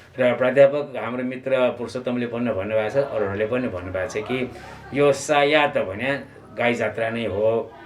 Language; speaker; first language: Nepali; non-native, local second language; Newari